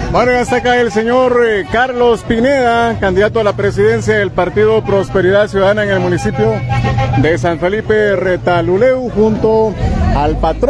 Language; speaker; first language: Spanish; native; Spanish